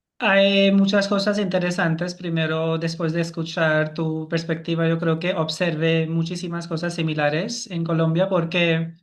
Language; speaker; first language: Spanish; non-native, fluent; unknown